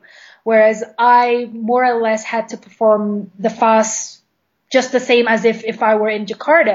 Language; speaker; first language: English; non-native, fluent; Indonesian